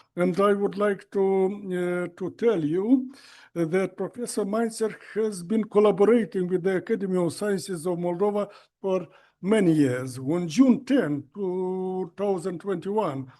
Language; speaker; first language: English; non-native, fluent; Romanian